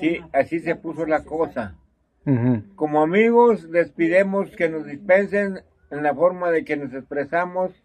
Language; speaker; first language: Spanish; native; Spanish